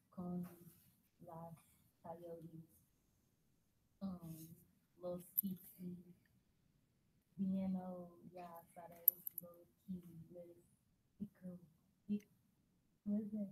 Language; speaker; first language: Spanish; non-native, learner; English